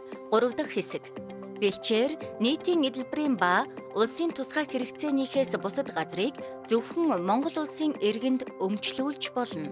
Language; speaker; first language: Mongolian; native; Mongolian